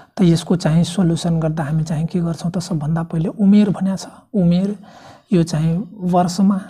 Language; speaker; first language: Nepali; non-native, local second language; Maithili